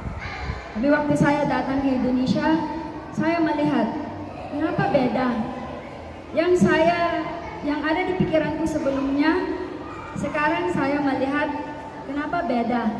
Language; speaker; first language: Indonesian; non-native, learner; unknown